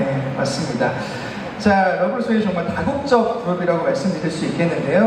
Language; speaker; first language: Korean; native; Korean